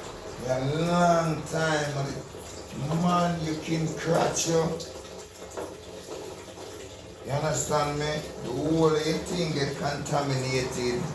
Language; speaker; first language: English; non-native, local second language; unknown